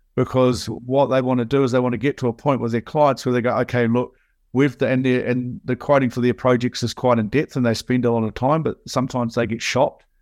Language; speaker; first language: English; native; English